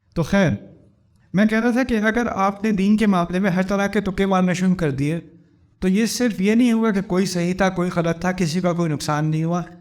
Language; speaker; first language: Urdu; early bilingual, heritage; Urdu